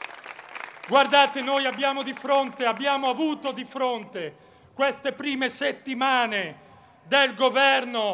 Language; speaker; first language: Italian; native; Italian